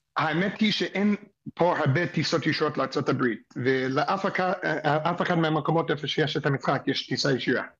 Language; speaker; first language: Hebrew; non-native, fluent; English